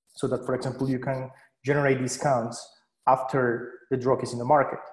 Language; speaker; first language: English; non-native, fluent; Spanish